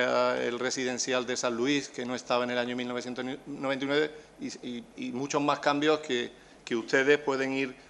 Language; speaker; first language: Spanish; native; Spanish